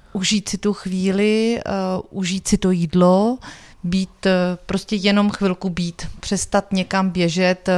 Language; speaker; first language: Czech; native; Czech